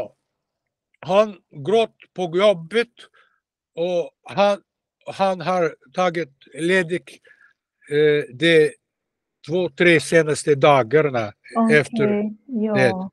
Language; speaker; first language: Swedish; non-native, learner; Russian